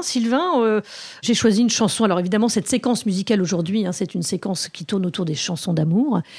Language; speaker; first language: French; native; French